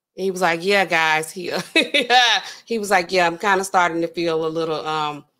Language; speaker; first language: English; native; English